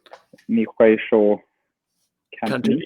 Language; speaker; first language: Chinese; non-native, learner; English